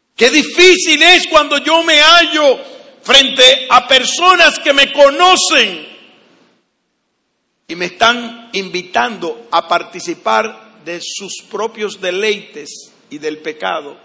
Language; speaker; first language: Spanish; native; Spanish